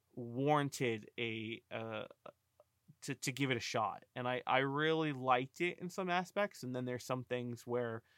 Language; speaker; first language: English; early bilingual, other home language; Polish